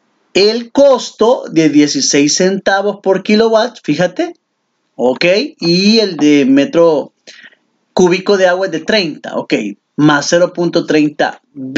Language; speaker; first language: Spanish; native; Spanish